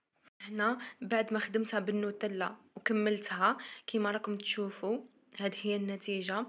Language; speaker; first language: Arabic; native; Arabic